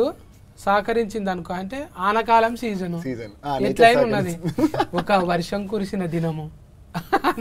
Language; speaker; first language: Telugu; native; Telugu